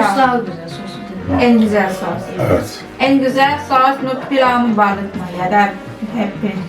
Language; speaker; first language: Turkish; non-native, learner; Thai